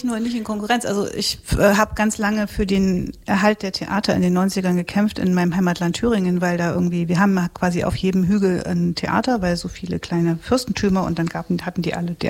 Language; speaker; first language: German; native; German